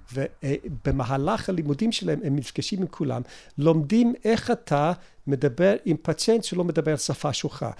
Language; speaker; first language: Hebrew; non-native, fluent; English